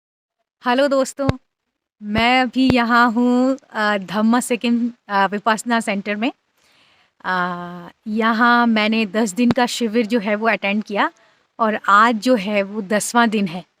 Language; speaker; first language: Hindi; native; Hindi